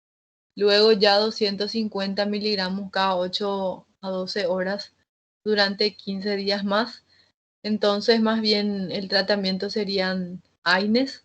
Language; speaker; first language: Spanish; native; Spanish